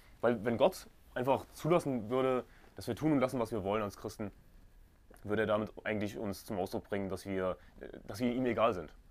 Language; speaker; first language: German; native; German